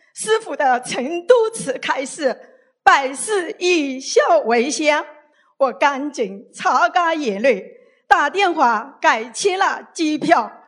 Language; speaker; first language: Chinese; native; Chinese